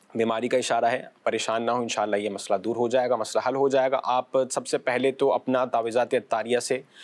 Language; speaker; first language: Urdu; non-native, local second language; Punjabi